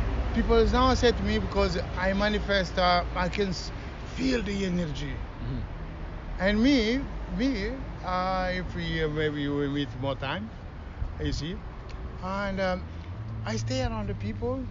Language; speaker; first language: English; non-native, learner; Kabuverdianu